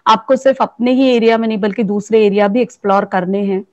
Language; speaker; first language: Hindi; native; Hindi